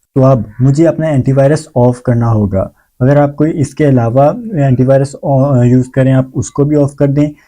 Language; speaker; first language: Urdu; native; Urdu